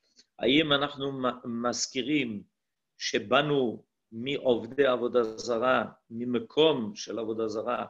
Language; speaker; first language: Hebrew; non-native, fluent; French